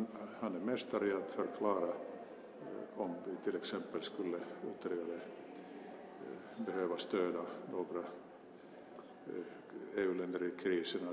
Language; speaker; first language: Swedish; non-native, local second language; Finnish